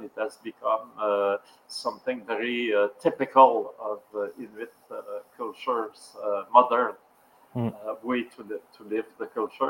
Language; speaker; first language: English; non-native, local second language; French